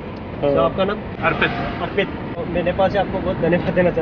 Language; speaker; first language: Hindi; non-native, learner; Nepali